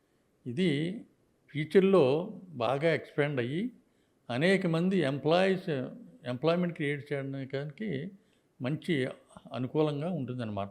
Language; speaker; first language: Telugu; native; Telugu